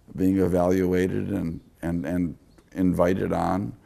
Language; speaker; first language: English; native; English